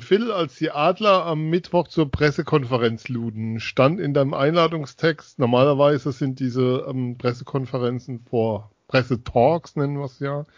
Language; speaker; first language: German; native; German